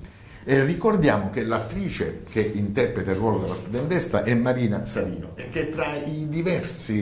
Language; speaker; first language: Italian; native; Italian